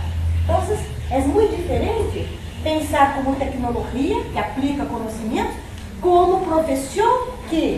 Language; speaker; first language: Spanish; non-native, fluent; Portuguese